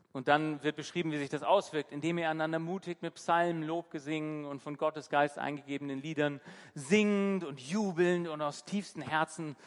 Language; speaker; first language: German; native; German